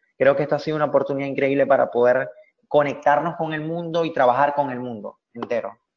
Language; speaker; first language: Spanish; native; Spanish